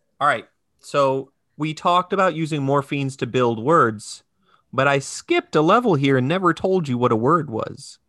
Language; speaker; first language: English; native; English